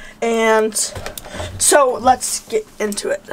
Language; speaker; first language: English; native; English